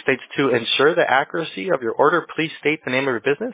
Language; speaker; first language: English; early bilingual, other home language; Spanish